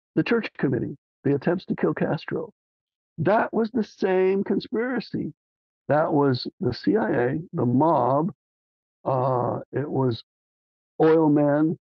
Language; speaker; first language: English; native; English